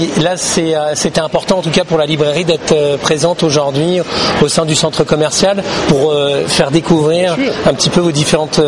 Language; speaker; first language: French; native; French